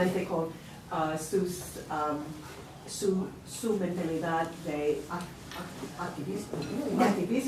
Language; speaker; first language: Spanish; non-native, fluent; English